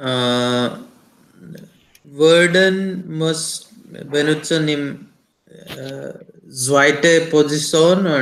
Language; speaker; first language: German; non-native, learner; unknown